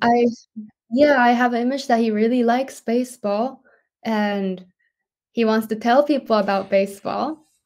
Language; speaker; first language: English; non-native, fluent; Japanese